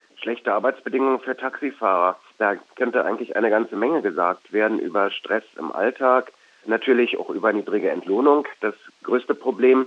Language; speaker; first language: German; native; German